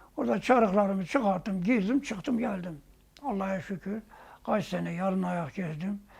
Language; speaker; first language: Turkish; non-native, local second language; Zaza